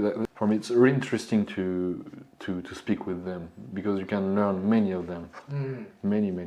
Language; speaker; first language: English; non-native, learner; French